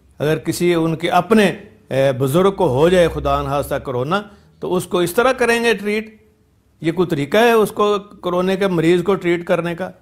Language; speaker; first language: Urdu; non-native, local second language; Punjabi